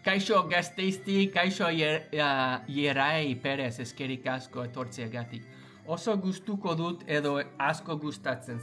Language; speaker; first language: Basque; non-native, learner; English